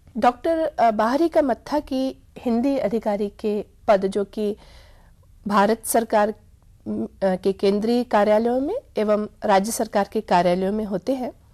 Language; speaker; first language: Hindi; native; Hindi